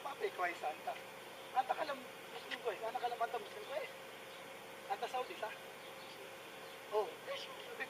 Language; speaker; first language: Arabic; non-native, learner; Filipino